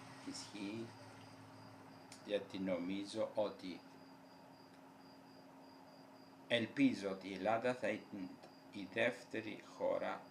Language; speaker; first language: Greek; non-native, fluent; Italian